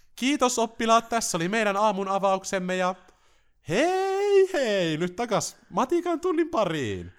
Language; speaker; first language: Finnish; native; Finnish